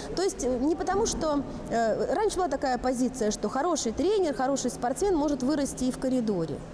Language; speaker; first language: Russian; native; Russian